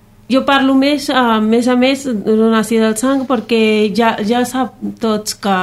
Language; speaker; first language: Catalan; non-native, learner; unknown